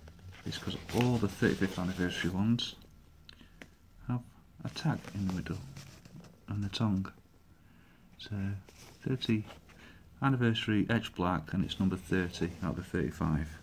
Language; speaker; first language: English; native; English